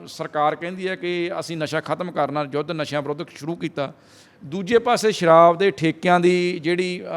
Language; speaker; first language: Punjabi; native; Punjabi